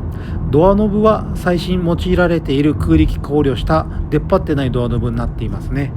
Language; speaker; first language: Japanese; native; Japanese